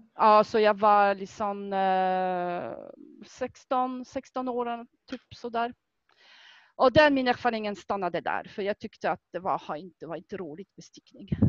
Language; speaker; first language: Swedish; non-native, fluent; French